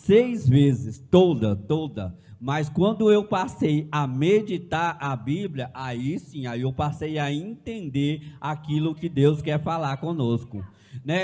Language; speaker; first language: Portuguese; native; Portuguese